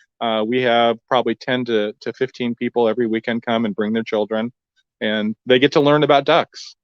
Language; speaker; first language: English; native; English